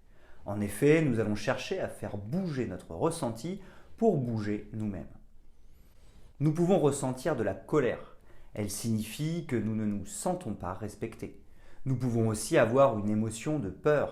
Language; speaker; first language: French; native; French